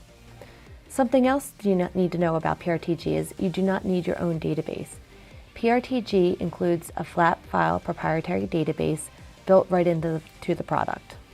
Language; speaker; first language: English; native; English